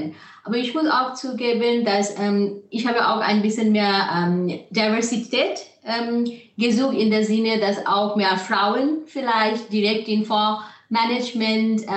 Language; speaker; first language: German; non-native, fluent; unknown